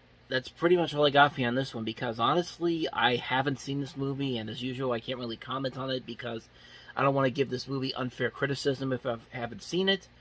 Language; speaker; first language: English; native; English